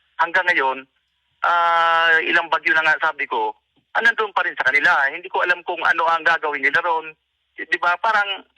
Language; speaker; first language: Filipino; non-native, local second language; Bikol